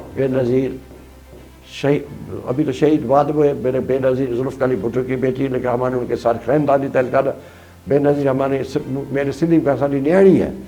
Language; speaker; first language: Urdu; non-native, local second language; Sindhi